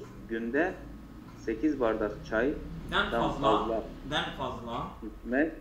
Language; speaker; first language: Turkish; non-native, local second language; Kurdish